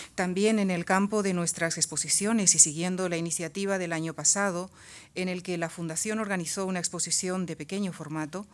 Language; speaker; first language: Spanish; native; Spanish